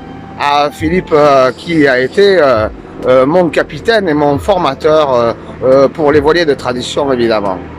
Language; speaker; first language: French; native; French